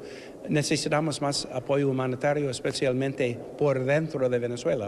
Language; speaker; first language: Spanish; non-native, fluent; English